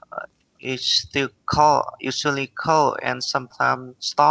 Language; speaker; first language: English; non-native, learner; Vietnamese